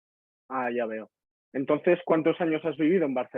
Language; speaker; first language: Spanish; non-native, learner; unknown